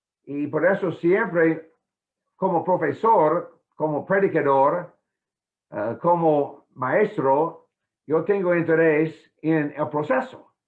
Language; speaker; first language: Spanish; non-native, fluent; English